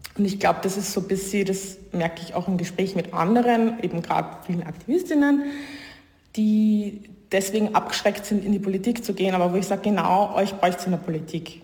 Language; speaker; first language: German; native; German